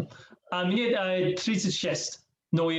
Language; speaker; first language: Russian; non-native, learner; English